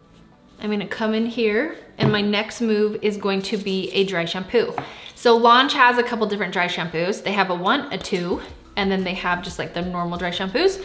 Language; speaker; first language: English; native; English